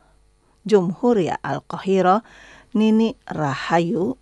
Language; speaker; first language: Arabic; non-native, fluent; Indonesian